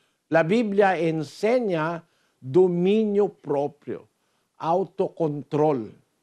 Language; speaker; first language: Spanish; non-native, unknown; Filipino